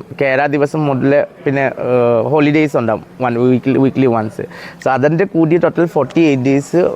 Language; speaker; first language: Malayalam; non-native, local second language; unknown